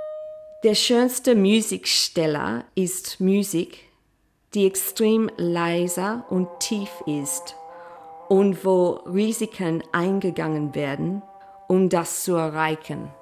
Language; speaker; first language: German; non-native, fluent; English